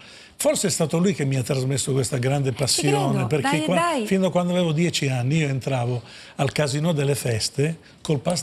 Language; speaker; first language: Italian; native; Italian